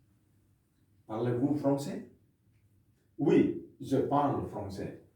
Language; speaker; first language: French; non-native, fluent; Indonesian